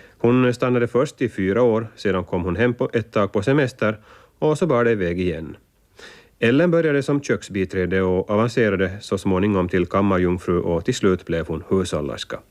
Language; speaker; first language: Swedish; native; Swedish